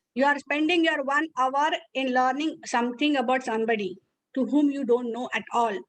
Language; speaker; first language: English; non-native, local second language; Marathi